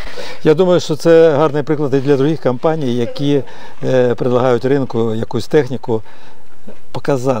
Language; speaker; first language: Ukrainian; native; Ukrainian